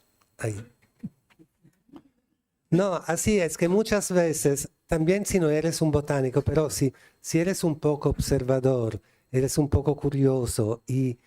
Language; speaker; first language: Spanish; non-native, fluent; Italian